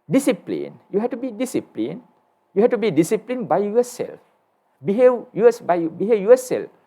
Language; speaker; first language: English; non-native, local second language; Sinhala